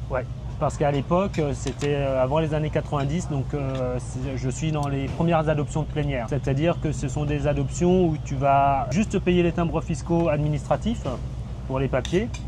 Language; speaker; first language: French; early bilingual, other home language; Thai